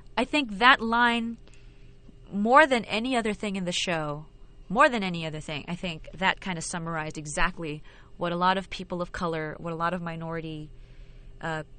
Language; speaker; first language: English; non-native, local second language; Filipino